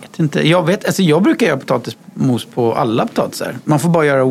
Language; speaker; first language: Swedish; native; Swedish